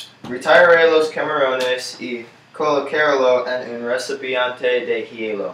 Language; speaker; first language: Spanish; non-native, learner; English